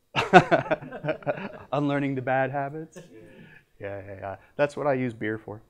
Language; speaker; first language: English; native; English